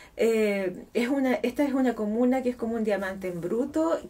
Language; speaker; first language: Spanish; native; Spanish